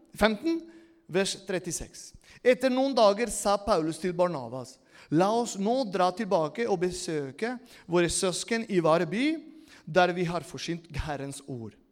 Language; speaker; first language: Norwegian; non-native, fluent; Spanish